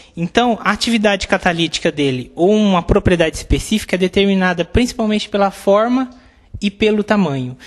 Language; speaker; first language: Portuguese; native; Portuguese